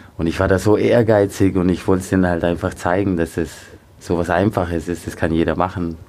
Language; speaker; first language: German; early bilingual, other home language; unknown